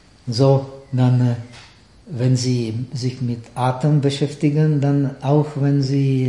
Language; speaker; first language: German; non-native, fluent; Czech